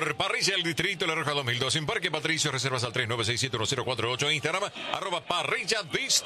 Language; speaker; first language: Spanish; native; Spanish